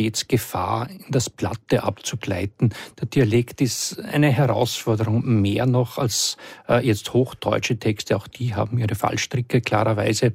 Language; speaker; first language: German; native; German